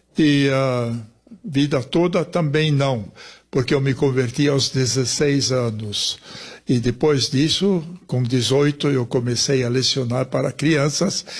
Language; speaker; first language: Portuguese; early bilingual, other home language; German